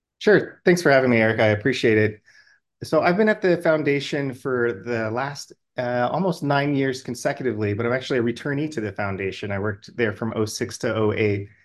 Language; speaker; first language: English; native; English